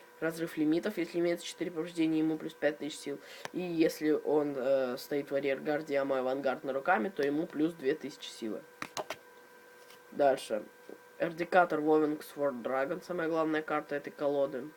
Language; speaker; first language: Russian; native; Russian